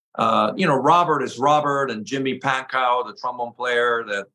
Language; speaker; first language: English; early bilingual, other home language; Spanish